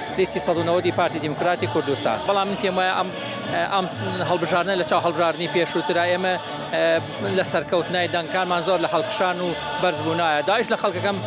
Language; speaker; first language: Central Kurdish; native; Central Kurdish